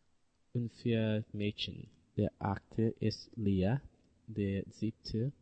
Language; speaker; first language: German; non-native, learner; English